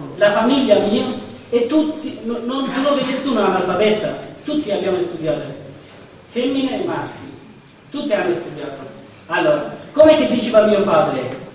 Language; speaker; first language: Italian; non-native, learner; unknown